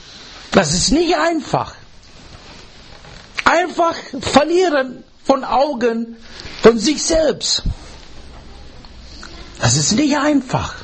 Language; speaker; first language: German; non-native, learner; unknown